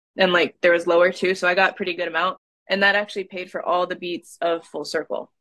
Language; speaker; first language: English; native; English